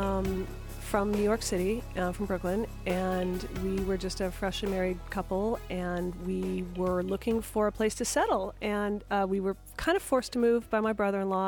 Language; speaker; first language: English; native; English